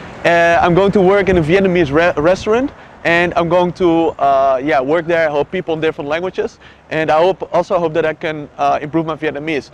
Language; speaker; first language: English; non-native, fluent; Dutch